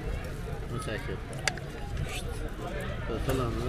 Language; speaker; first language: Persian; native; Persian